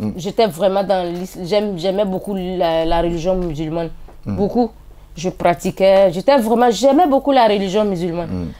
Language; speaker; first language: French; non-native, local second language; Dyula